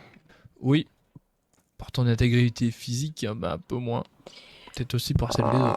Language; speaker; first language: French; native; French